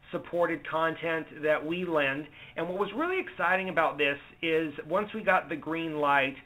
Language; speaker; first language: English; native; English